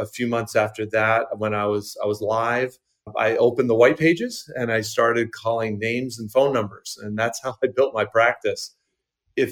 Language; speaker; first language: English; native; English